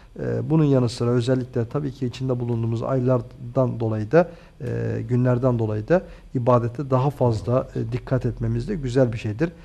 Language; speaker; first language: Turkish; native; Turkish